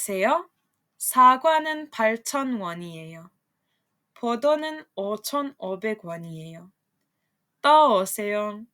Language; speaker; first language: Korean; non-native, fluent; Serbian